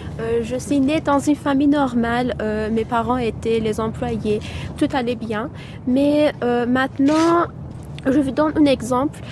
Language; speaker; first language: French; non-native, fluent; Persian